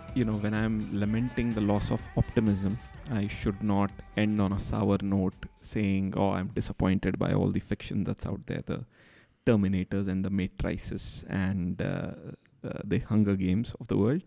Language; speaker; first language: English; non-native, local second language; Marathi